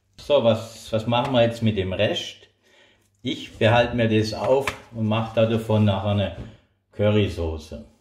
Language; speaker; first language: German; native; German